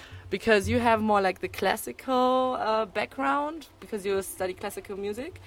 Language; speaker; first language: English; non-native, fluent; German